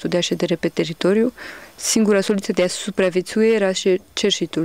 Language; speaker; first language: Romanian; early bilingual, heritage; Romanian